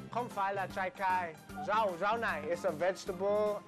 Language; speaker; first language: Vietnamese; non-native, learner; English